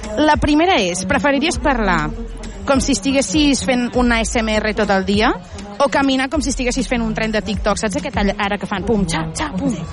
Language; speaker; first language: Catalan; native; Catalan